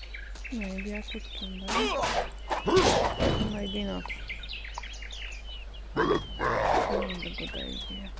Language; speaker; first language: English; non-native, fluent; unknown